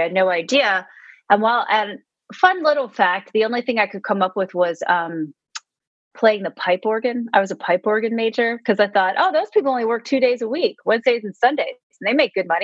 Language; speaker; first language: English; native; English